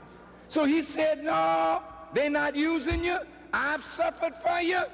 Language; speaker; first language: English; native; English